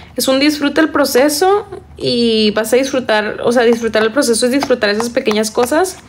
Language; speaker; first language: Spanish; native; Spanish